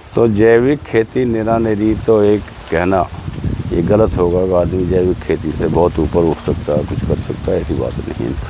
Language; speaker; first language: Hindi; native; Hindi